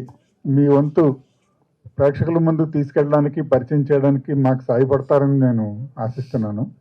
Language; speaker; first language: Telugu; native; Telugu